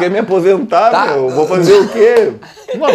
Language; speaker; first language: Portuguese; native; Portuguese